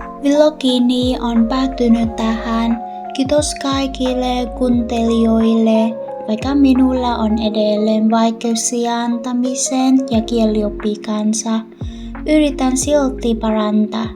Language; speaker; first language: Finnish; non-native, learner; Vietnamese